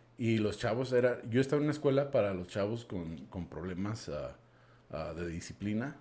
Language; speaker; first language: Spanish; non-native, fluent; English